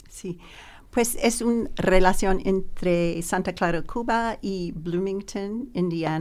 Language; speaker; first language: Spanish; non-native, learner; English